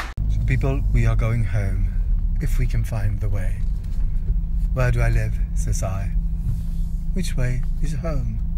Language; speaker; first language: English; non-native, fluent; Swedish